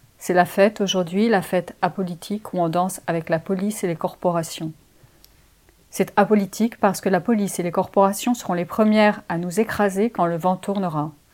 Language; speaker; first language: French; native; French